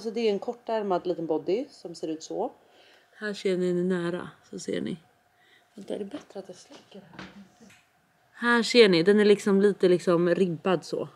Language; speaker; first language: Swedish; native; Swedish